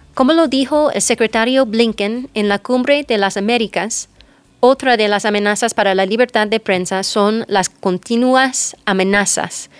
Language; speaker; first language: Spanish; non-native, fluent; English